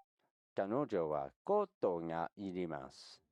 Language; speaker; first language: Japanese; non-native, learner; English